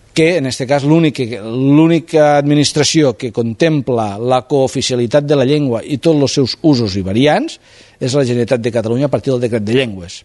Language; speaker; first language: Catalan; native; Catalan